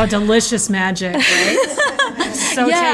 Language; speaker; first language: English; native; English